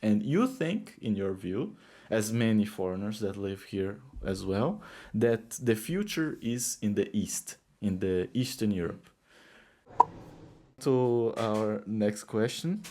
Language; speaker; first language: English; non-native, fluent; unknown